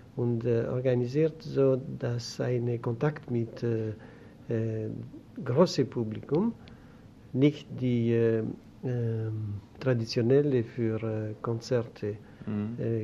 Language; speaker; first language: German; non-native, learner; Greek